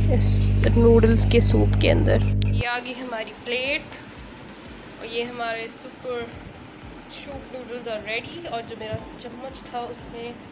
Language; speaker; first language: Urdu; non-native, local second language; Punjabi